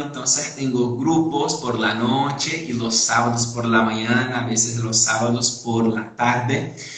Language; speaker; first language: Spanish; non-native, fluent; Portuguese